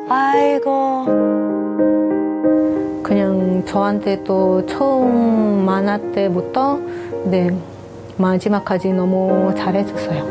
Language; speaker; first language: Korean; non-native, local second language; Indonesian